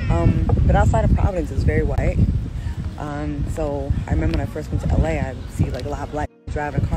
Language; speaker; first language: English; native; English